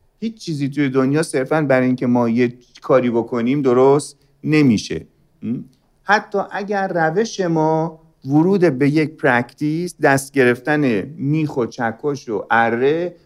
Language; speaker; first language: Persian; native; Persian